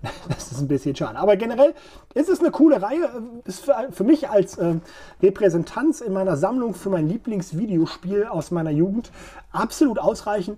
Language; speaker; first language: German; native; German